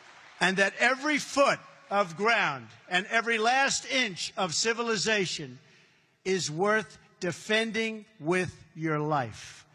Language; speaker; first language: English; native; English